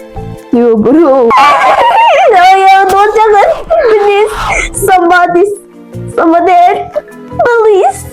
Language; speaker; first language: English; non-native, learner; Mongolian